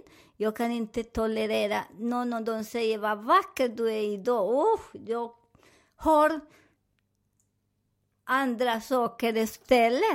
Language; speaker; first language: Swedish; non-native, learner; Spanish